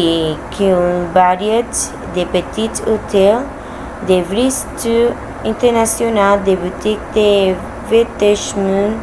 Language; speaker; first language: French; non-native, learner; Spanish